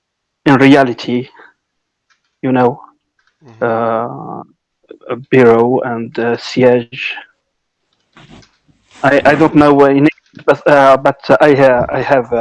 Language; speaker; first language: English; non-native, local second language; Arabic